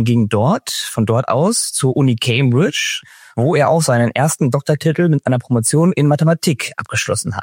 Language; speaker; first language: German; native; German